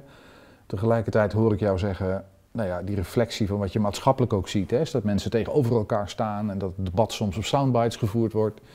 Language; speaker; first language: Dutch; native; Dutch